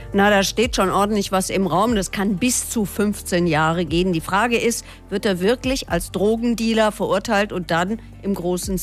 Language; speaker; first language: German; native; German